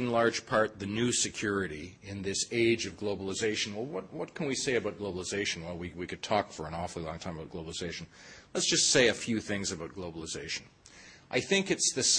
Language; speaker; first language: English; native; English